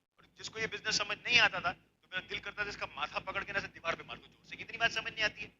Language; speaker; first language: Hindi; native; Hindi